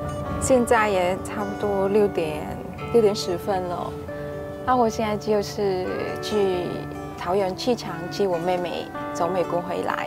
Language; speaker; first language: Chinese; non-native, fluent; Vietnamese